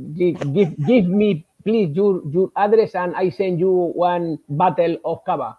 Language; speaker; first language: English; non-native, learner; Spanish